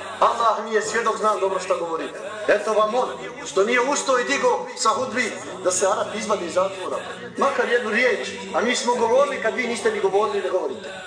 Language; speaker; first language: Bosnian; native; Bosnian